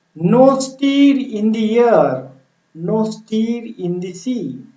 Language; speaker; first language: English; non-native, local second language; Marathi